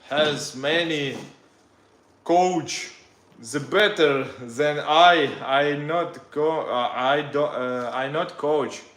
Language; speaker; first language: English; non-native, learner; Russian